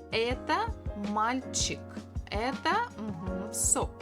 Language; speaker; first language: Russian; non-native, fluent; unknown